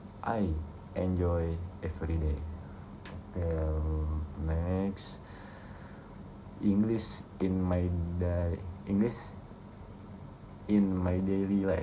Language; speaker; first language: English; non-native, learner; Indonesian